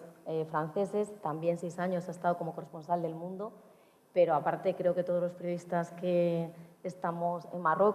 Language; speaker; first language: Spanish; native; Spanish